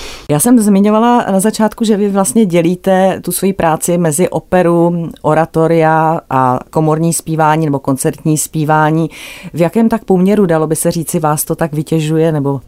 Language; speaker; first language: Czech; native; Czech